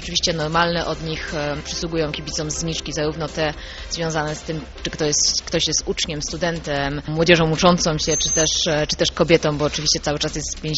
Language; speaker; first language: Polish; native; Polish